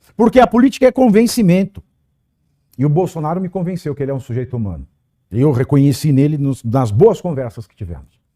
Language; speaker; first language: Portuguese; native; Portuguese